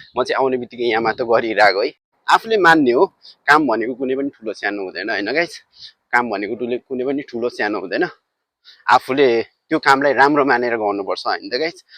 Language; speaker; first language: Nepali; native; Nepali